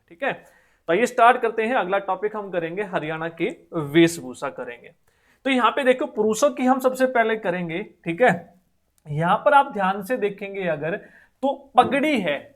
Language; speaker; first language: Hindi; native; Hindi